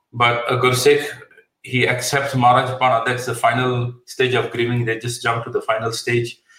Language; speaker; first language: English; non-native, local second language; Punjabi